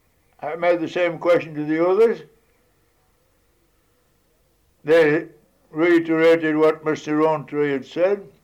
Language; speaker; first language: English; native; English